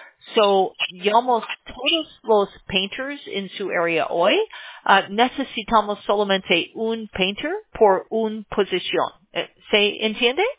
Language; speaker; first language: Spanish; non-native, learner; English